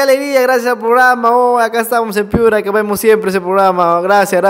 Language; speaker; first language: Spanish; native; Spanish